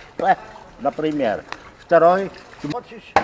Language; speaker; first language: Russian; non-native, learner; German